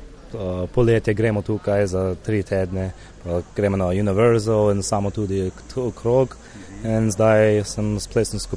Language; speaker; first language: Slovenian; early bilingual, heritage; Slovenian